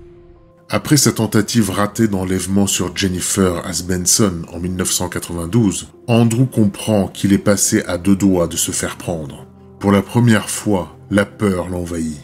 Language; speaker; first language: French; native; French